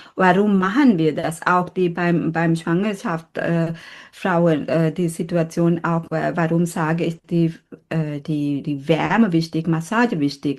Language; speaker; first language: German; non-native, fluent; Sinhala